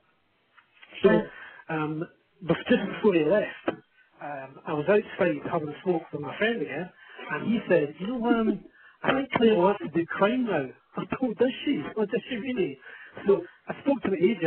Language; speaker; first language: English; native; English